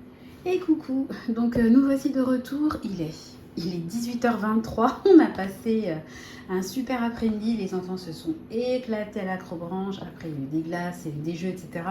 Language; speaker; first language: French; native; French